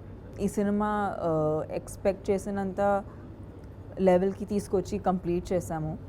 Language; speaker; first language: Telugu; non-native, fluent; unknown